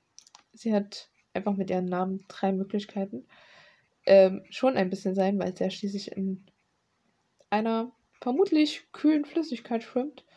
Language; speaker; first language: German; native; German